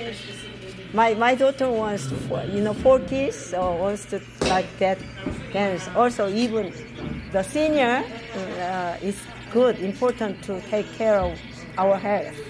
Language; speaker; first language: English; non-native, learner; Korean